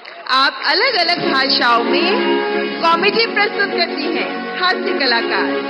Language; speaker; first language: Hindi; native; Hindi